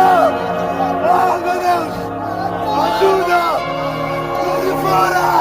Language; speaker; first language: Portuguese; non-native, learner; Haitian Creole